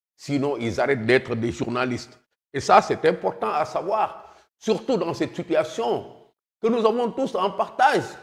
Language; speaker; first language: French; non-native, local second language; Wolof